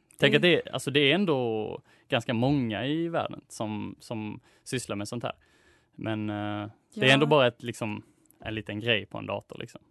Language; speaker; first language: Swedish; native; Swedish